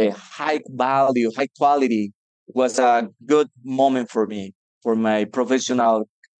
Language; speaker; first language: English; non-native, learner; Spanish